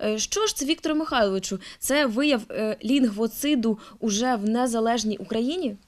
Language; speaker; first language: Ukrainian; native; Ukrainian